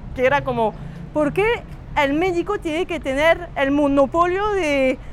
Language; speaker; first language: Spanish; non-native, fluent; French